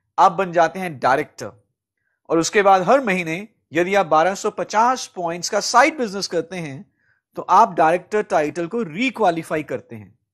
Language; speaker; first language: Hindi; native; Hindi